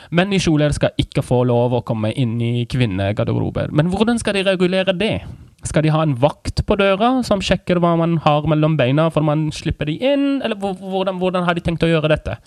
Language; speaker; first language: Norwegian; non-native, fluent; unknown